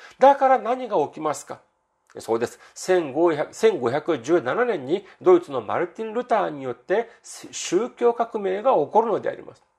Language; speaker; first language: Japanese; non-native, fluent; Korean